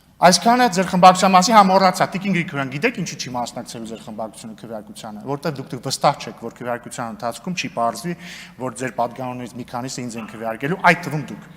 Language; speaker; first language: Armenian; native; Armenian